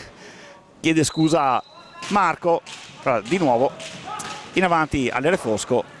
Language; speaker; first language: Italian; native; Italian